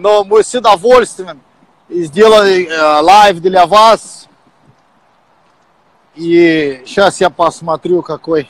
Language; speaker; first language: Russian; non-native, learner; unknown